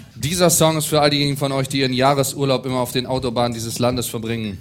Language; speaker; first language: German; native; German